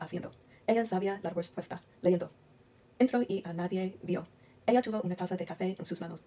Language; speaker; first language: Spanish; non-native, learner; English